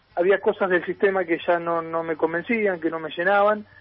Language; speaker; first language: Spanish; native; Spanish